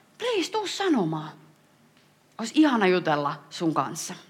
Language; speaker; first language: Finnish; native; Finnish